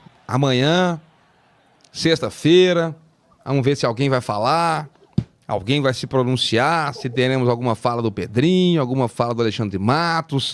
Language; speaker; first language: Portuguese; native; Portuguese